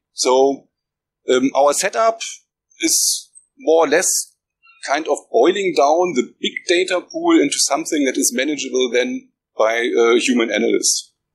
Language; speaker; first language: English; non-native, fluent; German